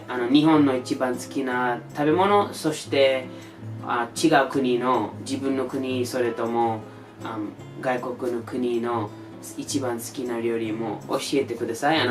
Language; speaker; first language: Japanese; non-native, learner; English